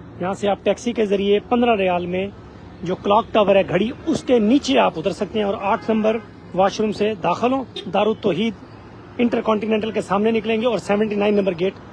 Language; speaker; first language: Urdu; non-native, local second language; Saraiki